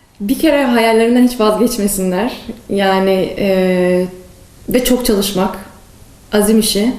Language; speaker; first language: Turkish; early bilingual, heritage; Turkish